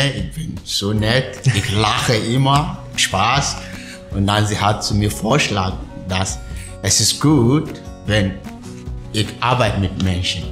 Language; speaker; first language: German; non-native, learner; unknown